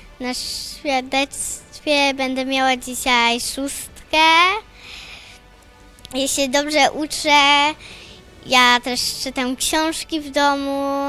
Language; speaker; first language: Polish; early bilingual, heritage; Polish